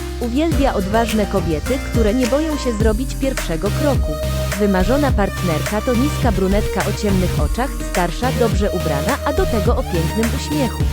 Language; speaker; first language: Polish; native; Polish